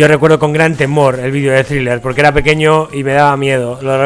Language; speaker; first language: Spanish; native; Spanish